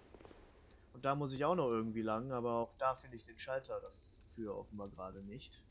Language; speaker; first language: German; native; German